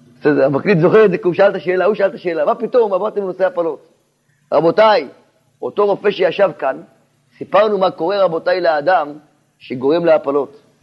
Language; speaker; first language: Hebrew; native; Hebrew